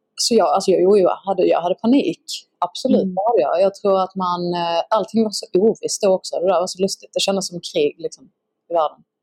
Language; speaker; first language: Swedish; native; Swedish